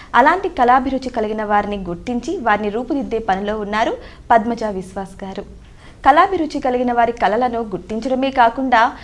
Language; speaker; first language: Telugu; native; Telugu